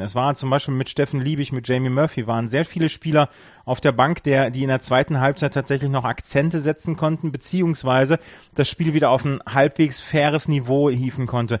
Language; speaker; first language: German; native; German